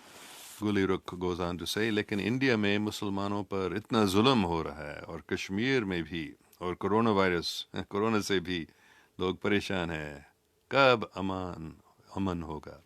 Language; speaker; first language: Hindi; non-native, local second language; English